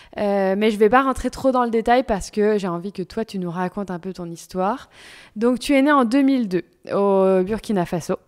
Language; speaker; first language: French; native; French